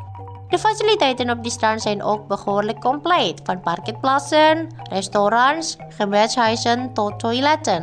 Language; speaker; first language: Dutch; non-native, learner; Indonesian